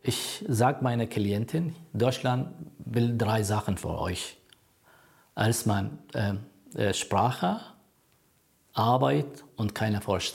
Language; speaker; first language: German; non-native, fluent; Kurdish